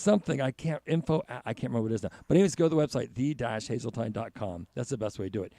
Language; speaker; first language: English; native; English